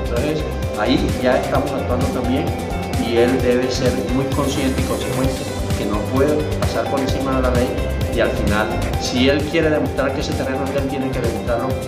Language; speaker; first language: Spanish; native; Spanish